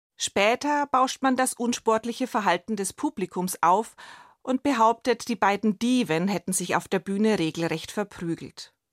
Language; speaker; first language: German; native; German